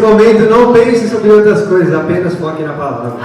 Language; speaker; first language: Portuguese; native; Portuguese